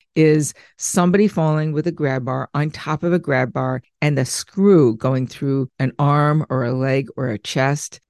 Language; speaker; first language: English; native; English